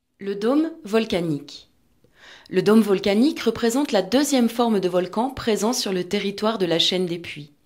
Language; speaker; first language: French; native; French